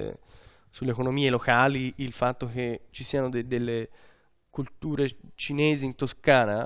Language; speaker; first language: Italian; native; Italian